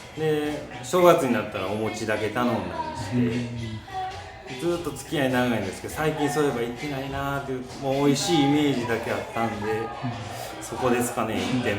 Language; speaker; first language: Japanese; native; Japanese